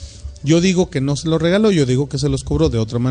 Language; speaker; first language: Spanish; native; Spanish